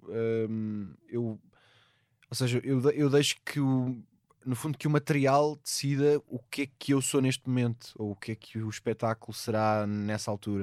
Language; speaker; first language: Portuguese; native; Portuguese